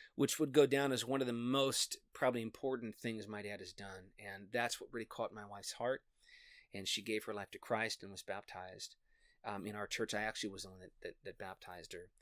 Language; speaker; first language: English; native; English